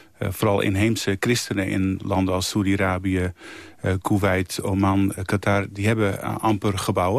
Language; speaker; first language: Dutch; native; Dutch